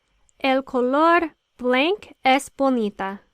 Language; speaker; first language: Spanish; non-native, fluent; English